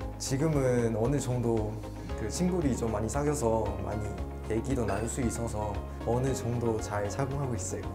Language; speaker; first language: Korean; non-native, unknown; Malay